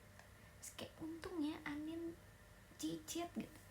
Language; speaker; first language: Indonesian; native; Indonesian